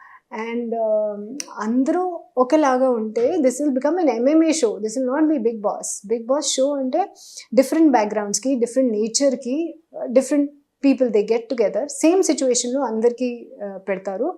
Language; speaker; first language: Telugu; non-native, local second language; Hindi